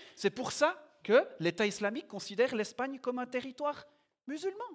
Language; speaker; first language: French; native; French